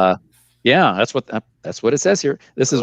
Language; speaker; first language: English; native; English